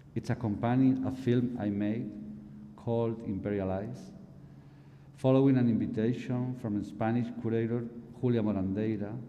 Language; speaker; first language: English; non-native, fluent; Spanish